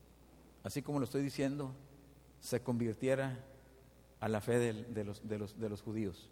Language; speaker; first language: Spanish; native; Spanish